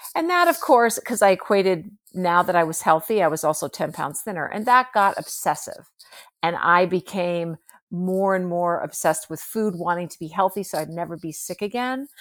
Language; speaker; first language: English; native; English